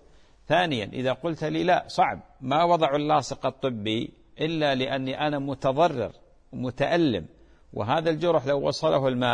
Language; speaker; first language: Arabic; native; Arabic